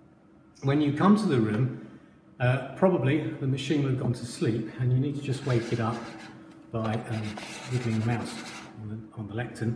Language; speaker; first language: English; native; English